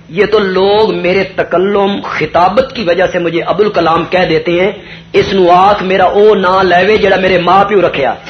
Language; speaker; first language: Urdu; non-native, local second language; Punjabi